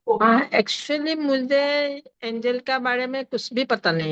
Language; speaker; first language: Hindi; non-native, local second language; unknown